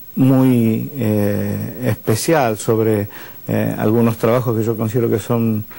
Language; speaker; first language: Spanish; native; Spanish